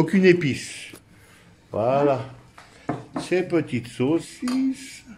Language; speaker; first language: French; native; French